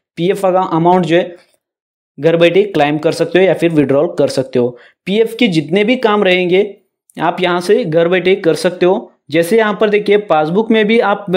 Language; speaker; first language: Hindi; non-native, local second language; Marathi